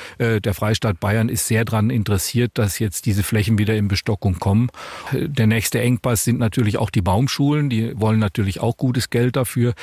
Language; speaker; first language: German; native; German